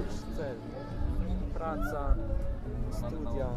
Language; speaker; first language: Polish; non-native, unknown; Italian